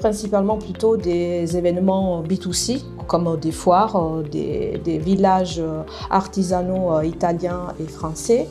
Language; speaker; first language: French; non-native, fluent; Italian